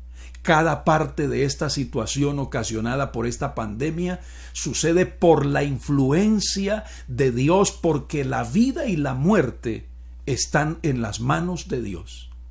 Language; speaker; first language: Spanish; native; Spanish